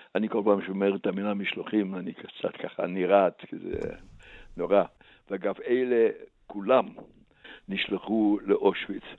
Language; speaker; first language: Hebrew; non-native, fluent; Slovak